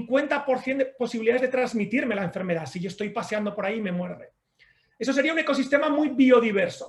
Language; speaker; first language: Spanish; native; Spanish